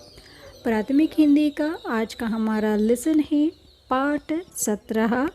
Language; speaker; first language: Hindi; non-native, fluent; Sinhala